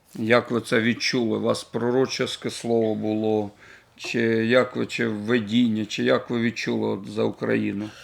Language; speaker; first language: Ukrainian; native; Ukrainian